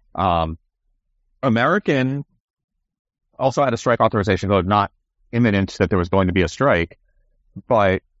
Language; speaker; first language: English; native; English